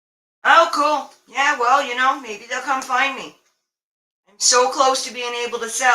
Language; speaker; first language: English; native; English